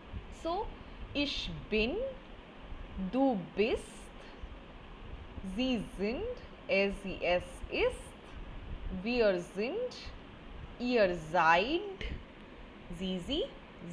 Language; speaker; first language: German; non-native, fluent; Hindi